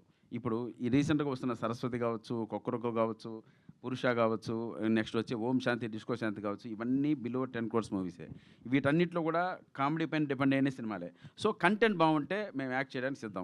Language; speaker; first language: Telugu; native; Telugu